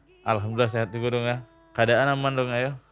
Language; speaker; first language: Indonesian; native; Indonesian